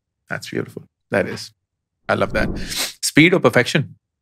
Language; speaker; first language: English; non-native, local second language; Hindi